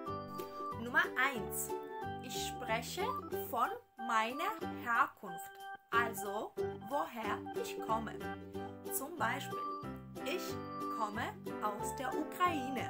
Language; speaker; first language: German; non-native, fluent; Ukrainian